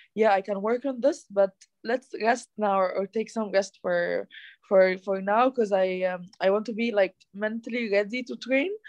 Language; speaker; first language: English; non-native, fluent; Arabic